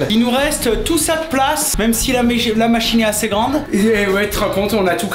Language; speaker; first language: French; native; French